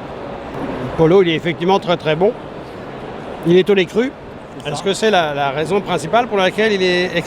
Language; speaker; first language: French; native; French